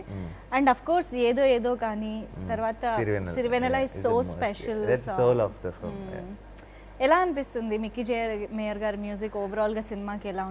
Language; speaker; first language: Telugu; native; Telugu